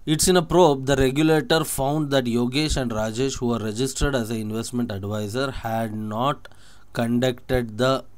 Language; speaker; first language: English; non-native, local second language; Kannada